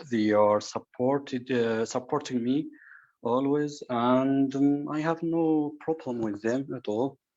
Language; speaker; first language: English; non-native, fluent; Arabic